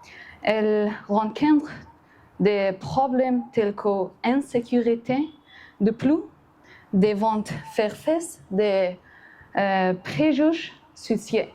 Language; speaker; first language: French; non-native, learner; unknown